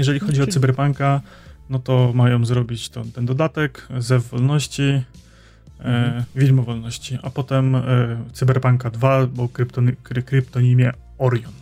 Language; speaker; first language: Polish; native; Polish